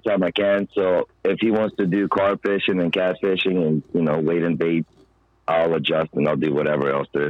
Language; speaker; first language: English; non-native, fluent; Ukrainian